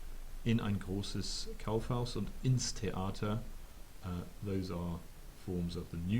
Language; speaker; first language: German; non-native, fluent; English